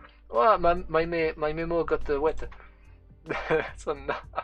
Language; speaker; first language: English; non-native, fluent; French